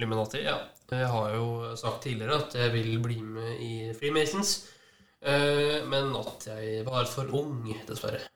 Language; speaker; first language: Norwegian; native; Norwegian